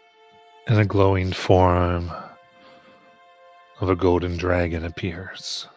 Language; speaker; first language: English; native; English